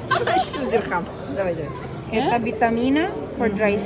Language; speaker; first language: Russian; non-native, learner; Filipino